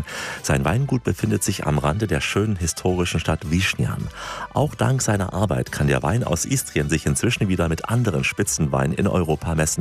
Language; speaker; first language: German; native; German